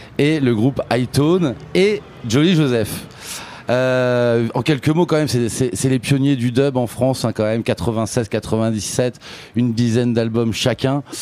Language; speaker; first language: French; native; French